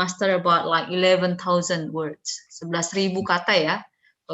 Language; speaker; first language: English; non-native, fluent; Indonesian